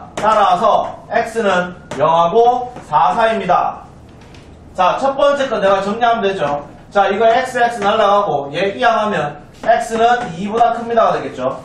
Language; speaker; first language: Korean; native; Korean